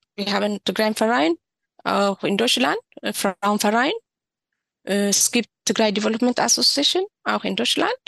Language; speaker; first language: German; non-native, learner; Tigrinya